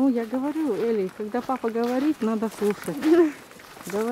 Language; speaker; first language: Russian; early bilingual, heritage; English